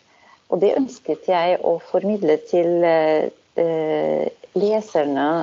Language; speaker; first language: Norwegian; non-native, fluent; Arabic